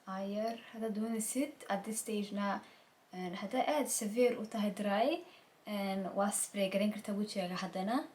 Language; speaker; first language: Somali; early bilingual, heritage; Somali